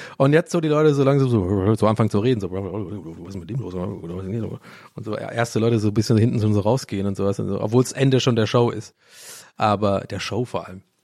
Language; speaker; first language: German; early bilingual, other home language; English